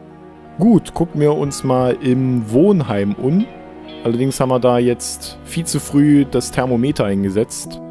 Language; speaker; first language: German; native; German